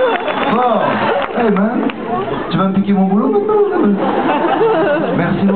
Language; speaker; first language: French; native; French